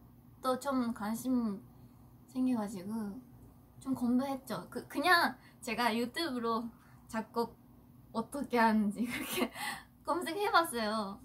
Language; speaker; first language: Korean; non-native, fluent; Japanese